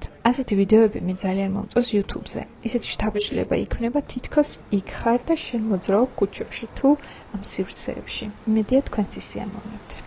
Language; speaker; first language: Georgian; native; Georgian